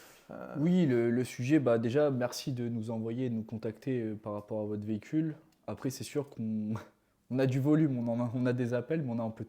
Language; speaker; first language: French; native; French